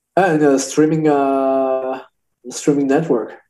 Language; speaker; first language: English; non-native, learner; French